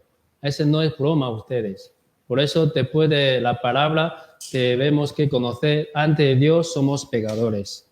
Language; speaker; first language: Spanish; non-native, learner; Korean